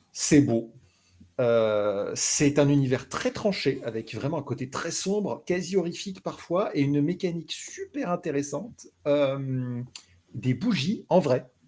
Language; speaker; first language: French; native; French